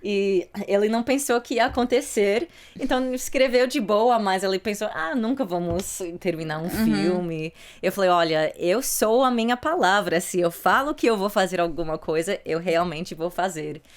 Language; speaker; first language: Portuguese; early bilingual, heritage; English